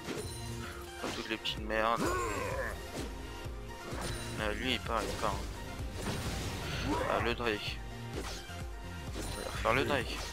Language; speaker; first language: French; native; French